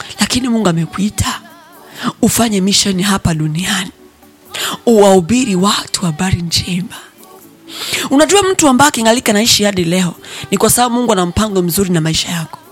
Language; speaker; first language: Swahili; non-native, local second language; Rundi